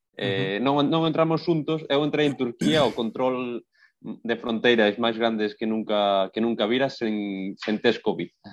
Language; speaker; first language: Galician; non-native, local second language; Spanish